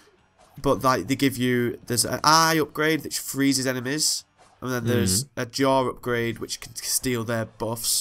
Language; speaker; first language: English; native; English